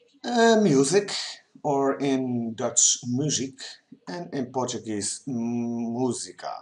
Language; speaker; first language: English; non-native, fluent; Dutch